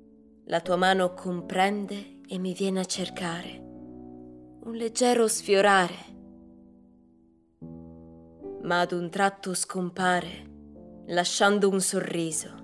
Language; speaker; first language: Italian; native; Italian